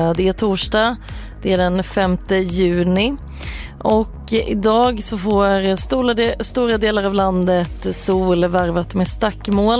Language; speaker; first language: Swedish; native; Swedish